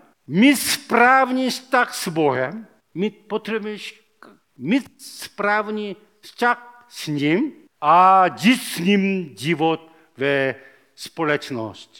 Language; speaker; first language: Czech; non-native, learner; Korean